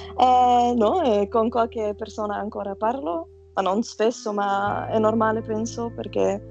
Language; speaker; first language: Italian; non-native, fluent; Dutch